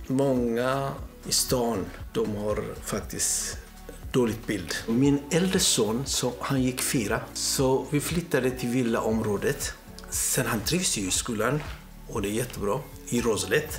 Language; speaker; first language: Swedish; non-native, fluent; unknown